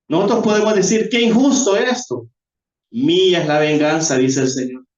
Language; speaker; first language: Spanish; native; Spanish